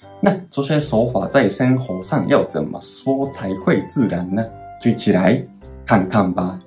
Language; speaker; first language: Chinese; non-native, fluent; Japanese